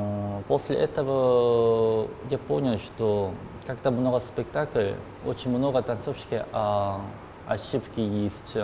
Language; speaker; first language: Russian; non-native, learner; Korean